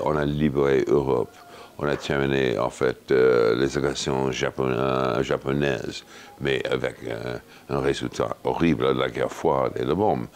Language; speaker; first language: French; non-native, fluent; English